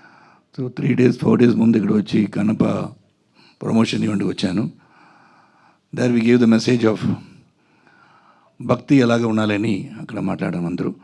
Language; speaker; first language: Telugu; non-native, fluent; Tamil